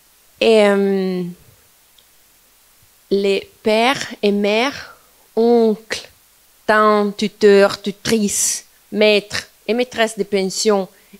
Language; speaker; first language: French; non-native, fluent; Italian